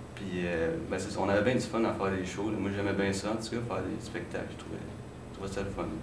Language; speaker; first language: French; native; French